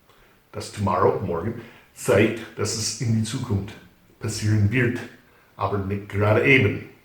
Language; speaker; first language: German; non-native, fluent; English